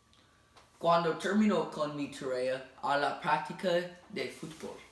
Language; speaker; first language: Spanish; non-native, learner; English